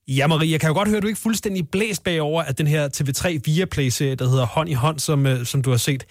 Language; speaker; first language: Danish; native; Danish